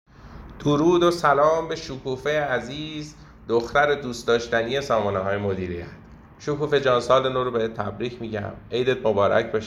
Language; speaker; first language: Persian; native; Persian